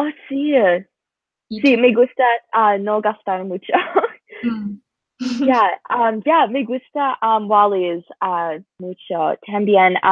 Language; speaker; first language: Spanish; non-native, learner; English